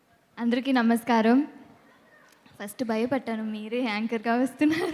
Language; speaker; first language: Telugu; non-native, local second language; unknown